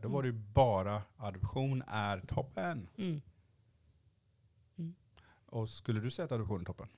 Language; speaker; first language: Swedish; early bilingual, other home language; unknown